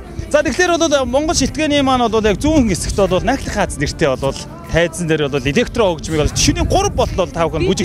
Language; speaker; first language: Mongolian; native; Mongolian